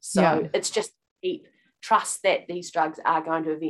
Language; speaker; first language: English; native; English